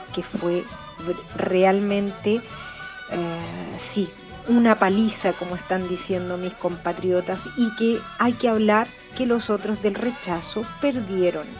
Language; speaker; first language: Spanish; native; Spanish